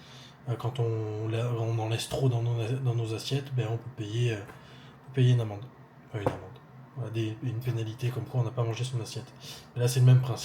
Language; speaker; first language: French; native; French